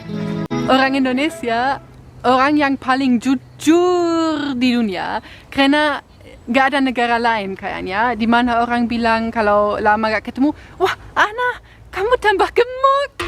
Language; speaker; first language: Indonesian; non-native, fluent; German